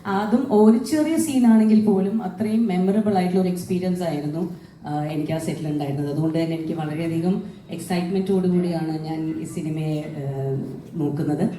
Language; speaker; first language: Malayalam; native; Malayalam